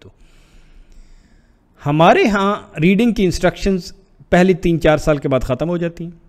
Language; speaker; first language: Urdu; non-native, local second language; Punjabi